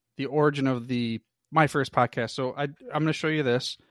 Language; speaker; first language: English; native; English